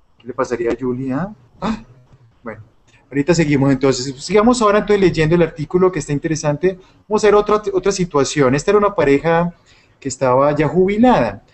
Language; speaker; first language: Spanish; native; Spanish